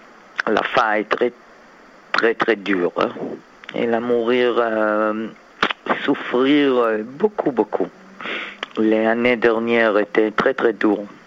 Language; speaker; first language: French; non-native, learner; Hebrew